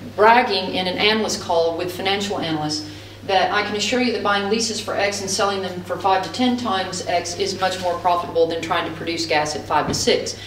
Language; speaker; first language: English; native; English